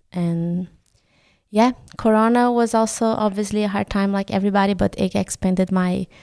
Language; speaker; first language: English; non-native, fluent; Portuguese